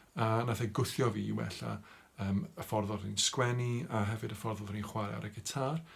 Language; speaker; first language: Welsh; non-native, local second language; English